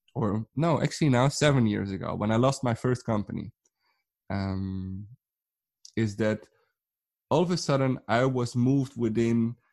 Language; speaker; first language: English; non-native, fluent; Dutch